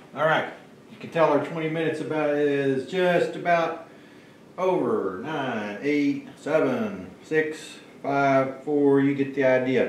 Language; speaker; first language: English; native; English